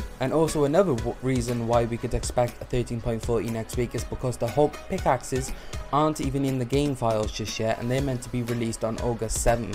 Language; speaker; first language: English; native; English